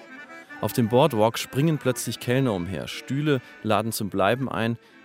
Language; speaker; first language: German; native; German